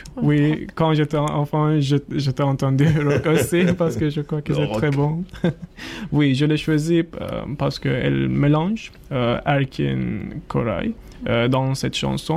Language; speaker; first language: French; non-native, learner; Turkish